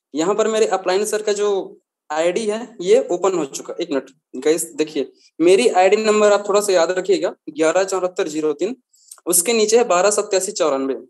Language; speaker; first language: Hindi; native; Hindi